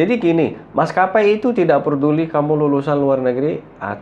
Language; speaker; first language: Indonesian; non-native, fluent; Arabic